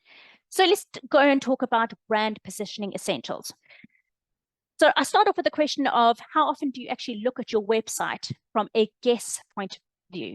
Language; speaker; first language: English; native; English